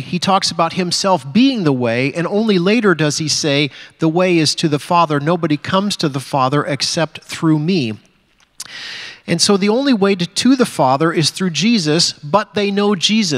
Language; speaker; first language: English; native; English